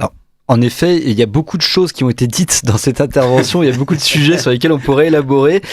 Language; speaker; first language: French; native; French